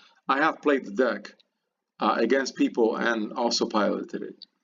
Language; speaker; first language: English; native; English